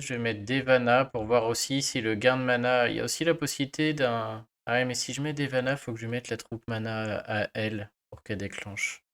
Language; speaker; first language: French; native; French